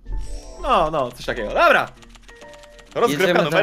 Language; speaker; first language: Polish; native; Polish